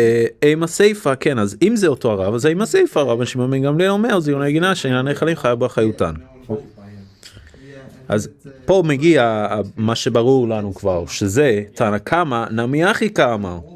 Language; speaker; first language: Hebrew; non-native, fluent; English